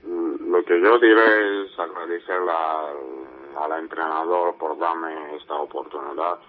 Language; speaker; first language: Spanish; non-native, learner; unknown